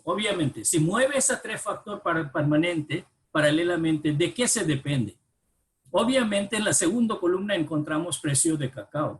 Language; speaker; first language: Spanish; non-native, fluent; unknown